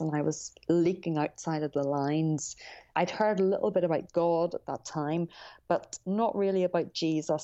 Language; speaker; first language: English; native; English